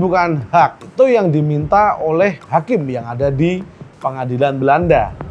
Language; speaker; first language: Indonesian; native; Indonesian